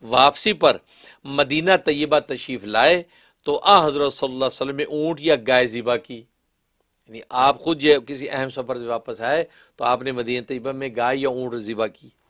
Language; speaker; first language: Urdu; non-native, local second language; Kashmiri